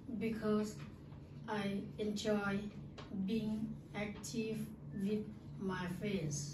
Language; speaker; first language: English; non-native, learner; Lao